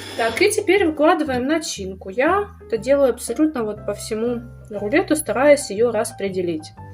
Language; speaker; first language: Russian; native; Russian